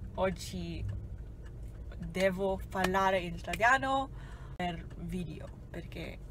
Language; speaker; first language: Italian; non-native, learner; English